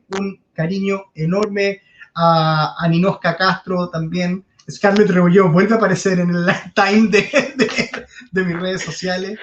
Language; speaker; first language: Spanish; native; Spanish